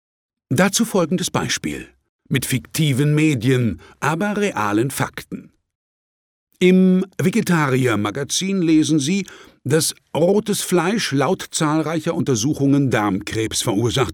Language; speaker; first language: German; native; German